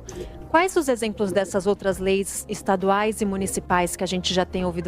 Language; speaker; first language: Portuguese; native; Portuguese